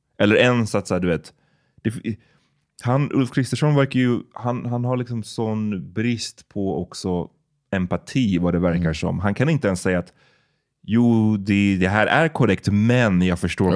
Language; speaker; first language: Swedish; native; Swedish